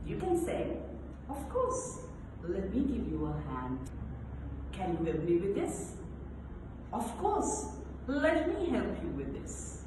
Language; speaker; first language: English; non-native, local second language; Sinhala